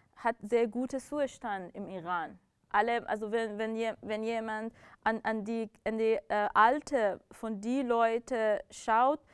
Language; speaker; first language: German; non-native, learner; Persian